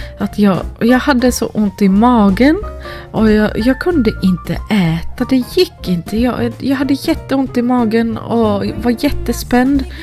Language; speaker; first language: Swedish; early bilingual, other home language; Finnish